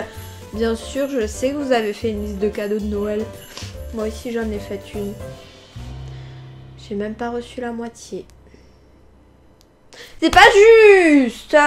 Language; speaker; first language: French; native; French